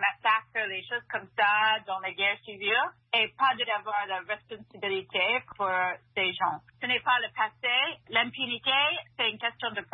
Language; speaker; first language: French; non-native, fluent; English